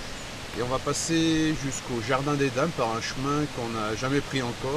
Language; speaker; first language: French; native; French